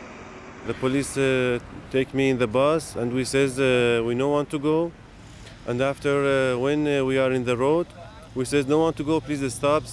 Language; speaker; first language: English; non-native, learner; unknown